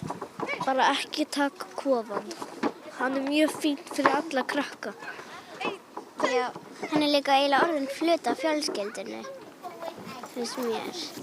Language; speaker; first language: Icelandic; non-native, learner; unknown